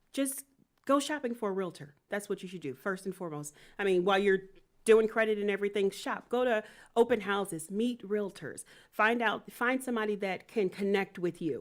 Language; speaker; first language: English; native; English